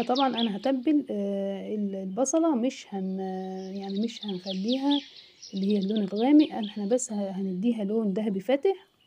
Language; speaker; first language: Arabic; native; Arabic